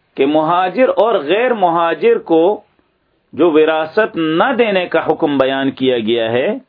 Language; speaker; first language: Urdu; native; Urdu